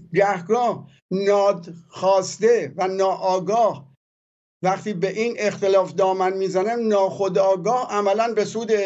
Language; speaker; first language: Persian; native; Persian